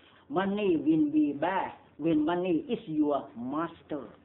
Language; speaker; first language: English; non-native, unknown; Thai